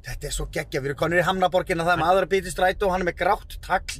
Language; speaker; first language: Icelandic; native; Icelandic